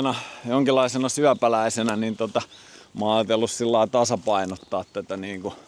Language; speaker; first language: Finnish; native; Finnish